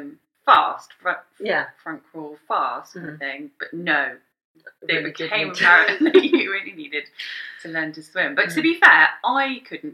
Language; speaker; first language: English; native; English